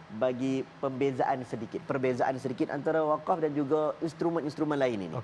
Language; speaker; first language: Malay; native; Malay